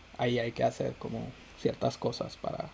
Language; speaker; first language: Spanish; non-native, fluent; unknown